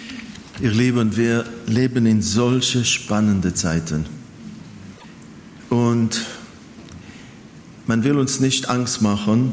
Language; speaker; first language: German; non-native, fluent; Hebrew